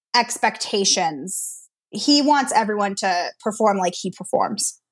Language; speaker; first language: English; native; English